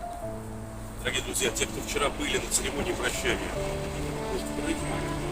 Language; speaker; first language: Russian; native; Russian